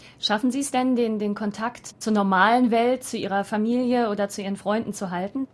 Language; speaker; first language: German; native; German